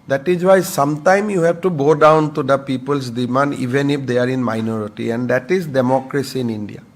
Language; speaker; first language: English; non-native, local second language; Assamese